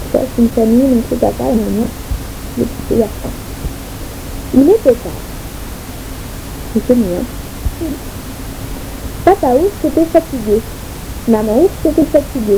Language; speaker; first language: French; native; French